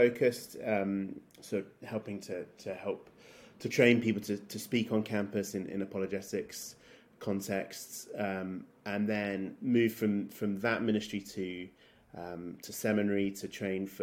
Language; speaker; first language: English; native; English